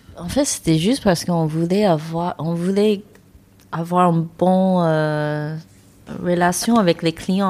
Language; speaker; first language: French; non-native, learner; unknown